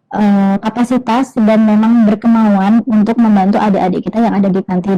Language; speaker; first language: Indonesian; native; Indonesian